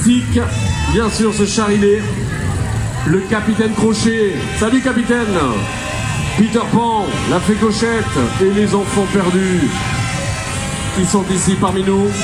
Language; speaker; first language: French; native; French